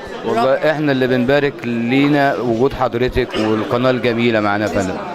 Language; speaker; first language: Arabic; native; Arabic